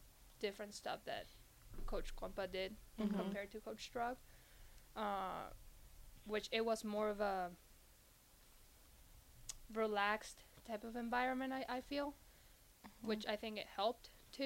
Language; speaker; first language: English; non-native, fluent; Spanish